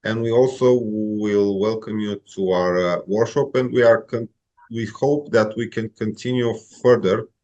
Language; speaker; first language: English; non-native, fluent; Romanian